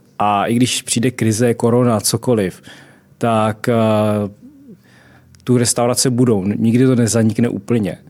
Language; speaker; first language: Czech; early bilingual, other home language; Vietnamese